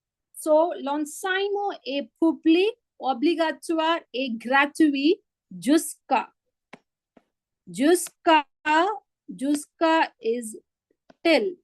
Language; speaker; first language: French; non-native, learner; Hindi